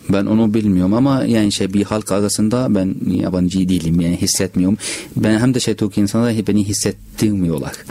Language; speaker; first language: Turkish; non-native, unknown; Arabic